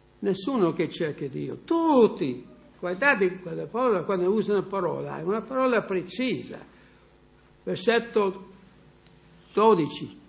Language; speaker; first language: Italian; non-native, fluent; English